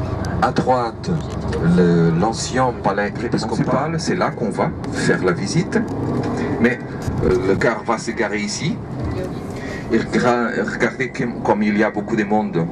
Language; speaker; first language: French; non-native, fluent; Portuguese